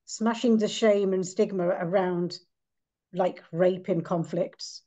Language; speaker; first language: English; native; English